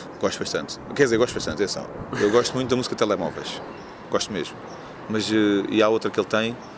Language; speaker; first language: Portuguese; native; Portuguese